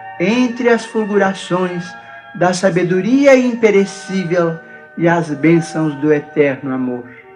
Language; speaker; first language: Portuguese; native; Portuguese